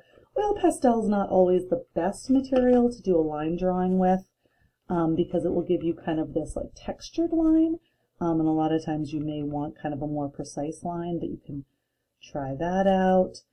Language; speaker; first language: English; native; English